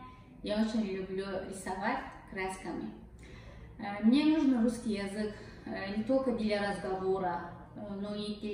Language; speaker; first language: Russian; non-native, learner; Azerbaijani